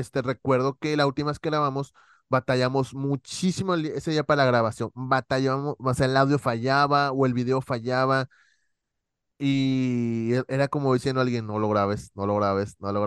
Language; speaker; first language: Spanish; native; Spanish